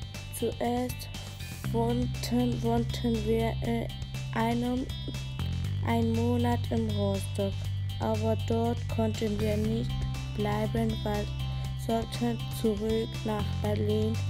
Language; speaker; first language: German; early bilingual, other home language; Arabic